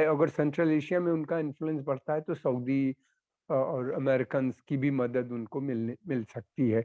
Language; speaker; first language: Hindi; native; Hindi